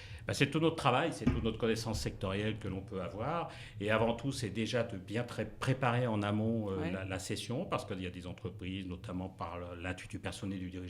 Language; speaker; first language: French; native; French